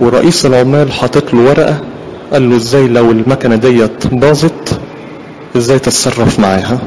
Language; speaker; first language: Arabic; native; Arabic